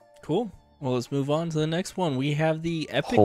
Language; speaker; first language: English; native; English